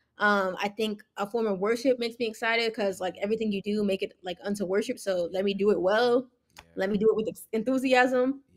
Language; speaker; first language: English; early bilingual, other home language; Yoruba